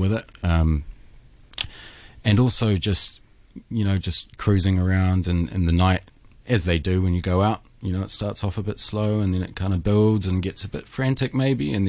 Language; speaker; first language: English; native; English